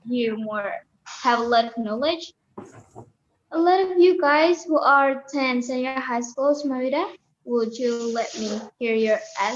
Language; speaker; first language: English; non-native, learner; Indonesian